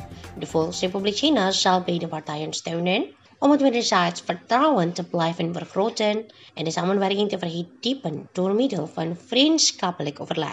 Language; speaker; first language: Dutch; non-native, local second language; Indonesian